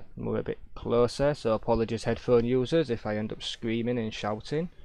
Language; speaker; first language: English; native; English